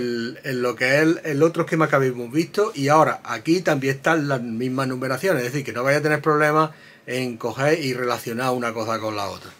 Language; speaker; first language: Spanish; native; Spanish